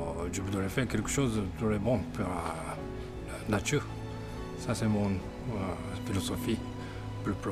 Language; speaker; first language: French; non-native, learner; Japanese